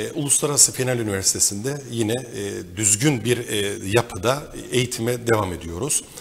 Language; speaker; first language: Turkish; native; Turkish